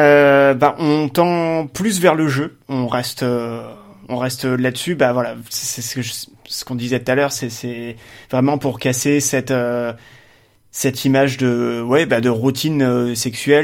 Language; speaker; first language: French; native; French